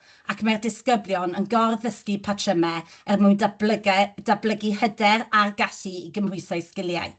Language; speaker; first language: Welsh; native; Welsh